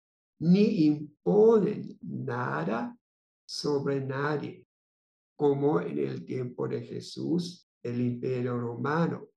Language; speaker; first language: Spanish; non-native, fluent; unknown